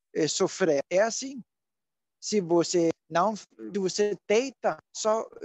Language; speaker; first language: Portuguese; non-native, learner; Danish